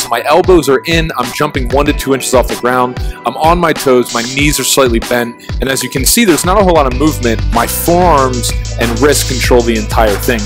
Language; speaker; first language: English; native; English